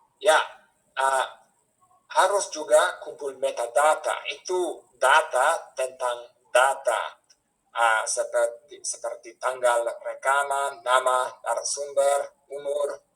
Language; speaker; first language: Indonesian; non-native, fluent; English